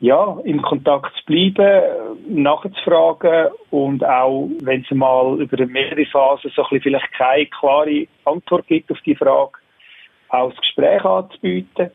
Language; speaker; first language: German; native; German